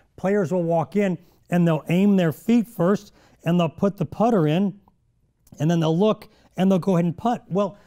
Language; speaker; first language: English; native; English